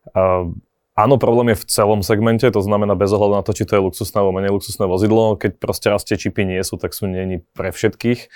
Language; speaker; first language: Slovak; native; Slovak